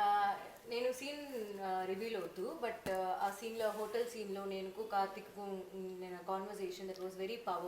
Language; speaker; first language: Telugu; non-native, learner; Tamil